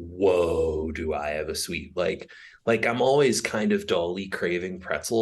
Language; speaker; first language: English; native; English